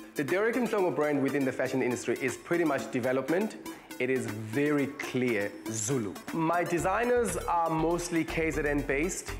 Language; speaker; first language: English; non-native, local second language; Zulu